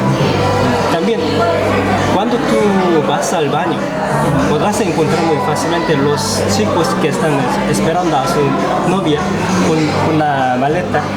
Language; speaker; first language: Spanish; non-native, fluent; Korean